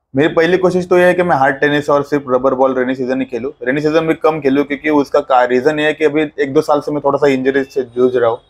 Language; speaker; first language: Hindi; non-native, local second language; Marathi